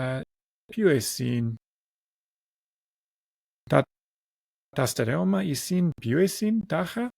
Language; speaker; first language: Greek; non-native, learner; English